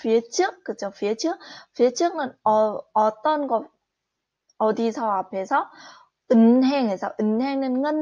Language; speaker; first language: Korean; non-native, fluent; Vietnamese